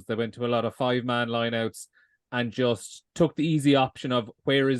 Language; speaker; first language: English; native; English